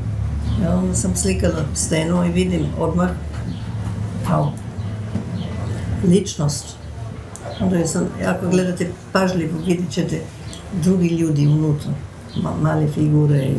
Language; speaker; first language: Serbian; early bilingual, heritage; Serbian